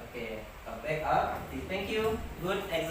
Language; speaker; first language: English; non-native, learner; Indonesian